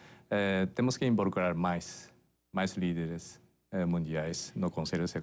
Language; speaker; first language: Portuguese; non-native, fluent; Japanese